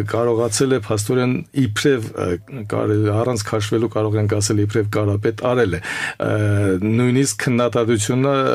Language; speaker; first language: Armenian; native; Armenian